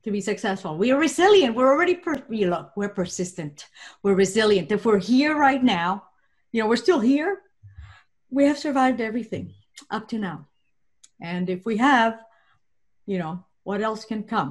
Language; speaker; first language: English; non-native, fluent; Spanish